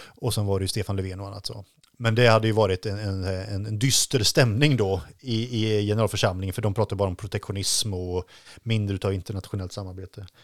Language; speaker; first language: Swedish; native; Swedish